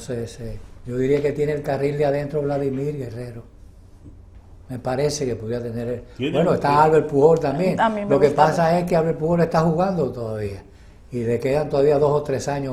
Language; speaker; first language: Spanish; native; Spanish